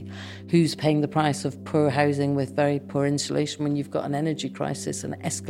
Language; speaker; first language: English; native; English